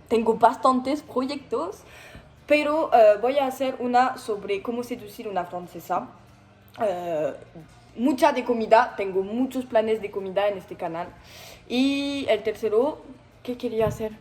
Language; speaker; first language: Spanish; non-native, learner; French